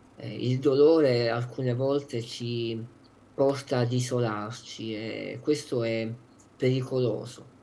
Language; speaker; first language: Italian; native; Italian